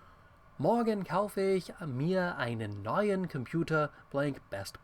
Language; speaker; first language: German; non-native, fluent; English